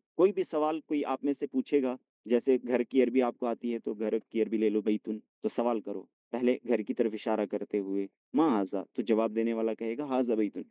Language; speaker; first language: Urdu; non-native, local second language; Punjabi